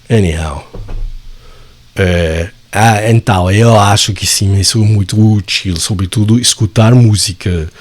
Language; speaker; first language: Portuguese; non-native, fluent; English